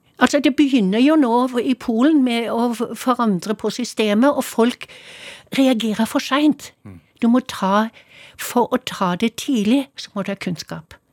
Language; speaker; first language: Norwegian; non-native, fluent; German